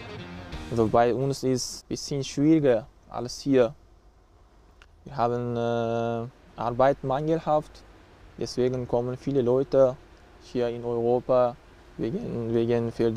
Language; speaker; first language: German; non-native, learner; Uzbek